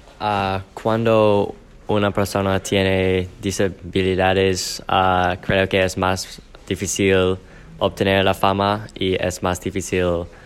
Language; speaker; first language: Spanish; non-native, learner; English